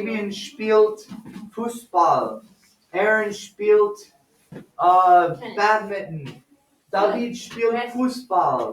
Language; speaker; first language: German; non-native, fluent; English